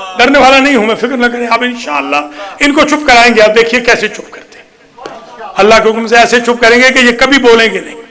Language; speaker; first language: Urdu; non-native, local second language; Punjabi